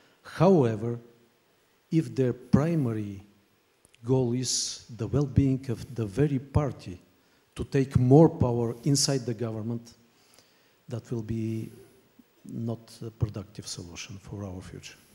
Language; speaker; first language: English; non-native, fluent; Bulgarian